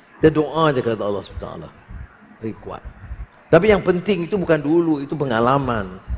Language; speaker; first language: Malay; native; Malay